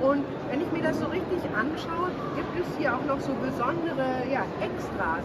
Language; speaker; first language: German; native; German